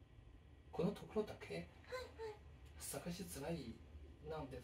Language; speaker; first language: Japanese; non-native, fluent; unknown